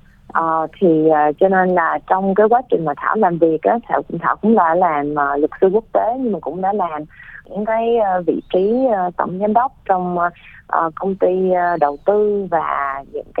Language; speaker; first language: Vietnamese; early bilingual, heritage; Vietnamese